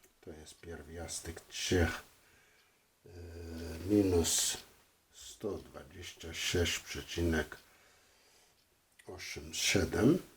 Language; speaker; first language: Polish; non-native, fluent; French